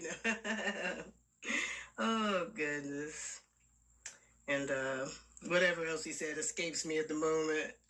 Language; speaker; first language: English; native; English